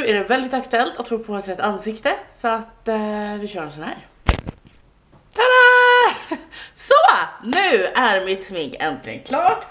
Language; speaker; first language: Swedish; native; Swedish